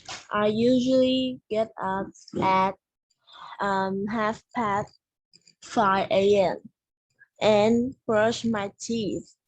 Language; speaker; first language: English; non-native, learner; Vietnamese